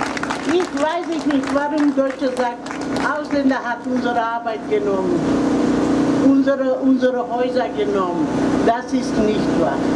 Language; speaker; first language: German; non-native, learner; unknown